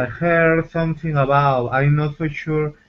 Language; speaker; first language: English; non-native, learner; Spanish